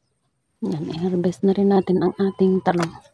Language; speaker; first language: Filipino; non-native, local second language; Iloko